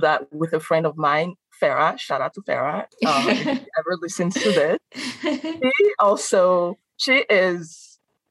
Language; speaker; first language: English; non-native, fluent; French